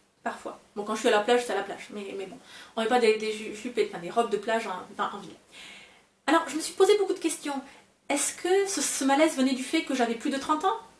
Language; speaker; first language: French; native; French